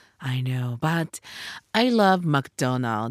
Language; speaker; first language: English; non-native, learner; Japanese